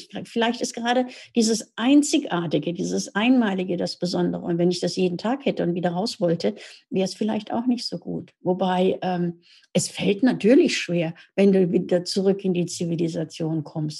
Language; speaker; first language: German; native; German